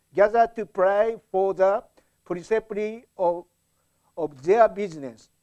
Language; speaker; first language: English; non-native, fluent; Japanese